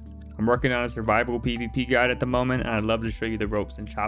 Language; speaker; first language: English; native; English